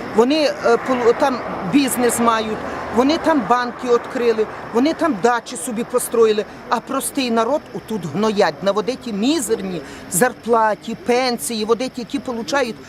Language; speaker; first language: Ukrainian; native; Ukrainian